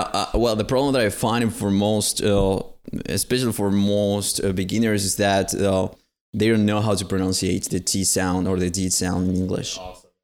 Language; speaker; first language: English; non-native, fluent; Spanish